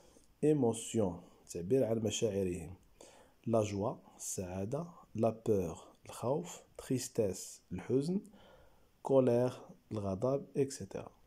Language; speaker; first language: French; non-native, local second language; Arabic